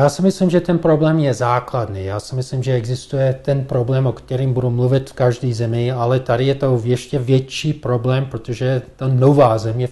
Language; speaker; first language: Czech; non-native, fluent; English